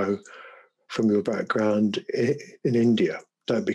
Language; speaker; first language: English; native; English